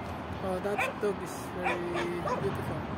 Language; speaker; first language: English; non-native, learner; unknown